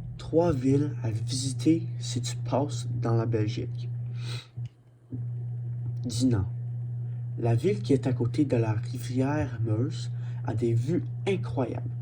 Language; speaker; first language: French; non-native, learner; English